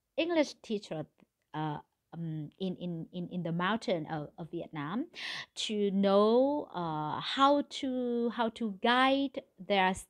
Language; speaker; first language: English; non-native, learner; Vietnamese